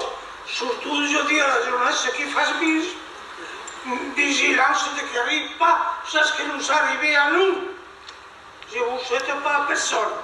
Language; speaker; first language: French; non-native, fluent; Spanish